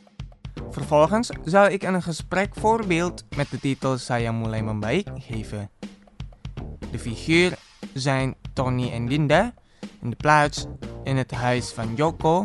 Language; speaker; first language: Dutch; non-native, learner; Indonesian